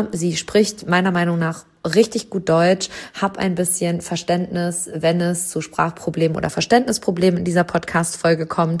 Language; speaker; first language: German; native; German